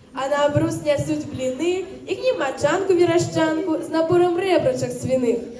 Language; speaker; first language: Belarusian; non-native, local second language; Russian